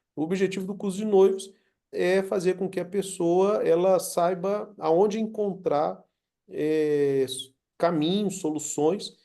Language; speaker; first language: Portuguese; native; Portuguese